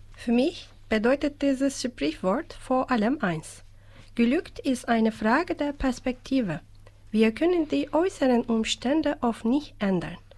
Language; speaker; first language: German; non-native, fluent; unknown